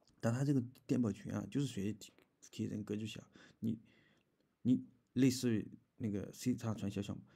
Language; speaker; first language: Chinese; native; Chinese